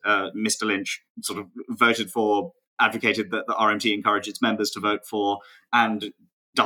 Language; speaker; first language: English; native; English